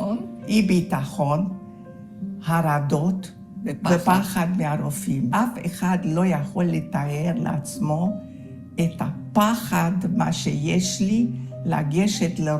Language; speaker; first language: Hebrew; early bilingual, other home language; Hungarian